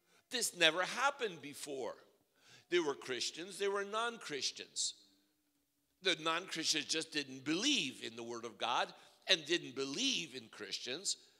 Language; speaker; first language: English; early bilingual, other home language; Russian